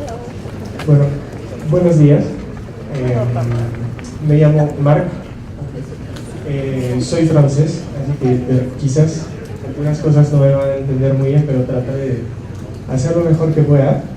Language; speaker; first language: Spanish; non-native, fluent; French